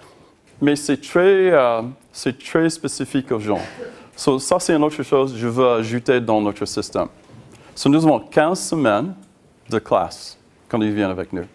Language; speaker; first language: French; non-native, learner; English